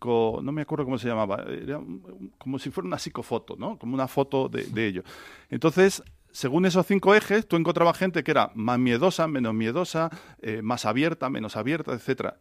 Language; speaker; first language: Spanish; native; Spanish